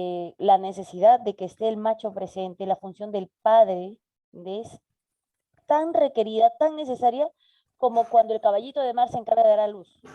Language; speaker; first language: Spanish; native; Spanish